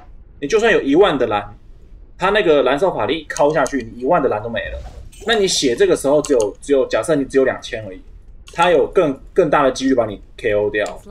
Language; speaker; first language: Chinese; native; Chinese